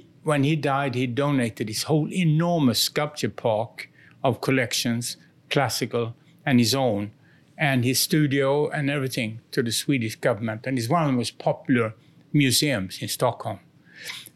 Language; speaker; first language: English; non-native, fluent; Swedish